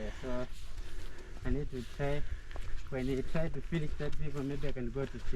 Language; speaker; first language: English; non-native, learner; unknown